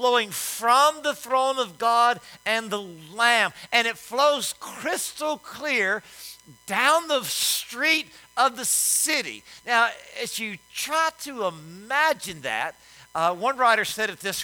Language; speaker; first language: English; native; English